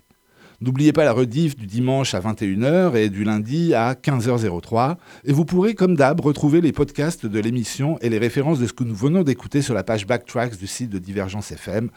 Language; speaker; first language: French; native; French